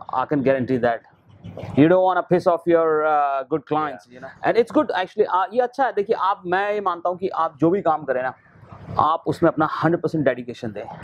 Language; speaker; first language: Hindi; native; Hindi